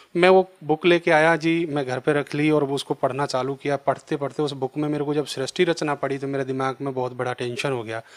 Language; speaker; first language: Hindi; native; Hindi